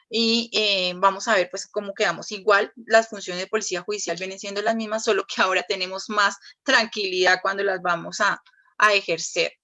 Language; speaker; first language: Spanish; native; Spanish